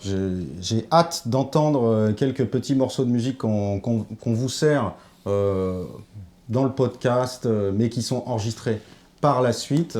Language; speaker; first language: French; native; French